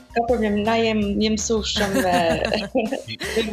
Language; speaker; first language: Albanian; early bilingual, heritage; Albanian